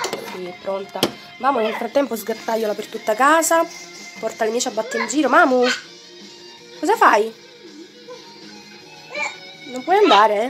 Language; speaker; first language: Italian; native; Italian